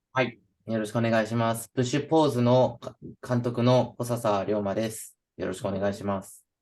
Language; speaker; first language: Japanese; native; Japanese